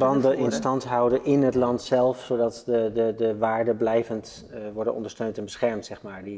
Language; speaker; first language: Dutch; native; Dutch